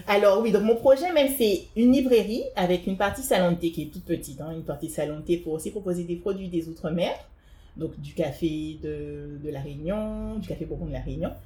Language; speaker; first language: French; native; French